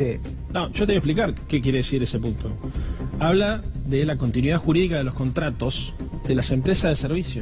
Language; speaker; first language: Spanish; native; Spanish